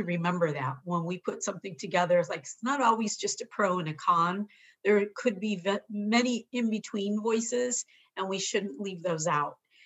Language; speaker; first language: English; native; English